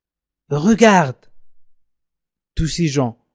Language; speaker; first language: French; non-native, fluent; Arabic